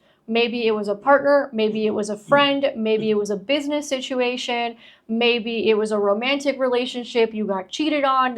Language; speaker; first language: English; native; English